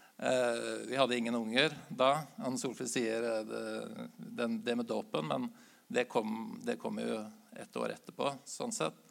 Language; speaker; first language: Norwegian; native; Norwegian